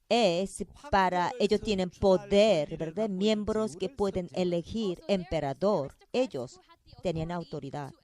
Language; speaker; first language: Spanish; non-native, fluent; Korean